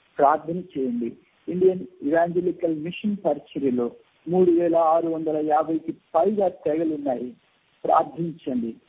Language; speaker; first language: Telugu; native; Telugu